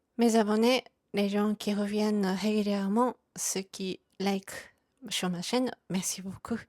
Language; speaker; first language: French; non-native, fluent; Japanese